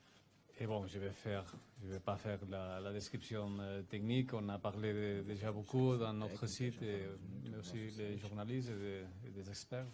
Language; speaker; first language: French; non-native, fluent; Spanish